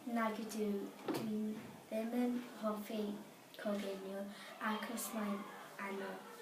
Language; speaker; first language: Welsh; non-native, learner; English